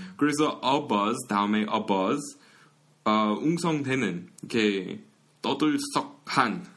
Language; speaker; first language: Korean; non-native, fluent; English